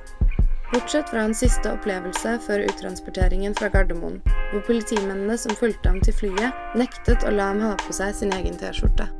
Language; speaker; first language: Norwegian; native; Norwegian